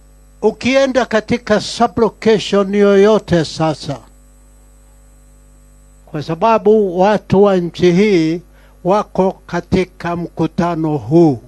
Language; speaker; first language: Swahili; non-native, local second language; Kikuyu